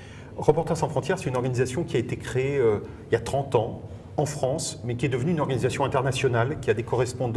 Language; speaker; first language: French; native; French